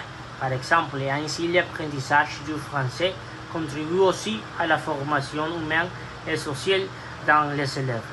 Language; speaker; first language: French; non-native, fluent; Spanish